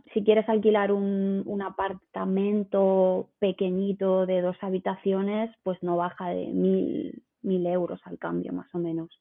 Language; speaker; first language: Spanish; native; Spanish